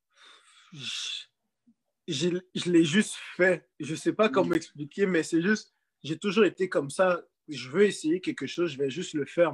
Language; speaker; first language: French; native; French